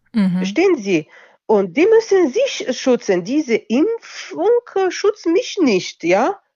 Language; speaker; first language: German; non-native, local second language; Bulgarian